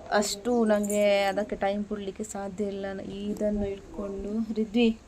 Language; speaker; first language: Kannada; non-native, local second language; Tulu